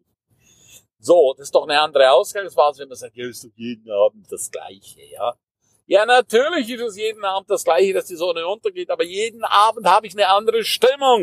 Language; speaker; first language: German; non-native, local second language; Romansh